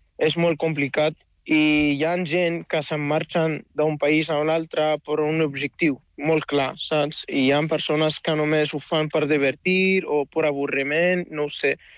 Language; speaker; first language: Catalan; non-native, fluent; Arabic